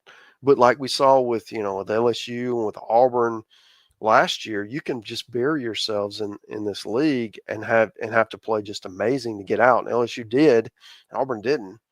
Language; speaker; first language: English; native; English